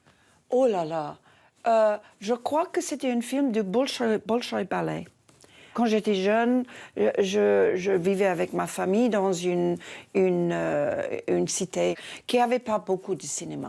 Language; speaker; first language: French; non-native, learner; English